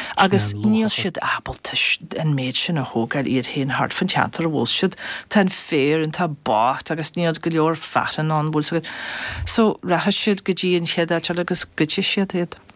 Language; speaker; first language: Irish; non-native, fluent; English